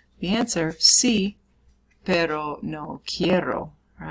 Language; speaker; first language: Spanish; non-native, fluent; English